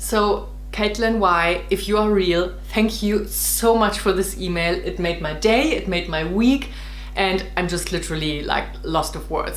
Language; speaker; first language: English; non-native, fluent; German